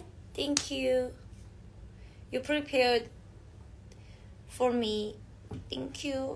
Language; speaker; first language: English; non-native, learner; Korean